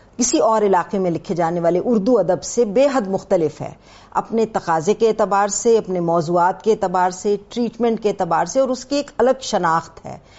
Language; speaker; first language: Urdu; native; Urdu